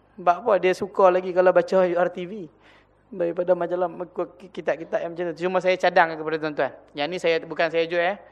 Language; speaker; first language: Malay; native; Malay